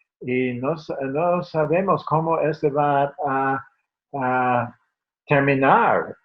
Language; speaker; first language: Spanish; non-native, fluent; English